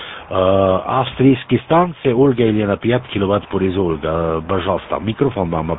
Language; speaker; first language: Russian; non-native, learner; German